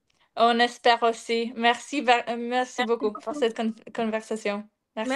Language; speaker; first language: French; non-native, fluent; Polish